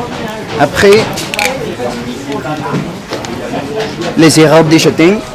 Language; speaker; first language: French; non-native, learner; Spanish